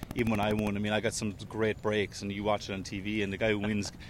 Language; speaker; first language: English; native; English